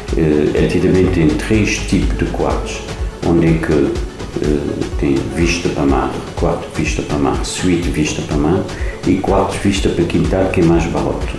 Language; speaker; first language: Portuguese; non-native, fluent; Kabuverdianu